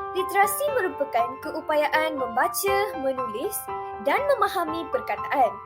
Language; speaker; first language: Malay; non-native, local second language; Tamil